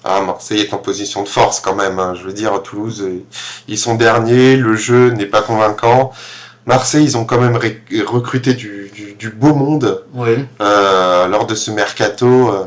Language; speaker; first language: French; native; French